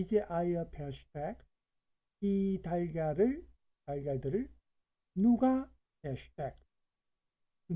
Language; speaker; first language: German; non-native, fluent; Korean